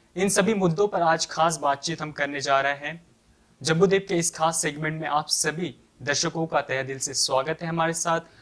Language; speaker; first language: Hindi; non-native, local second language; Marathi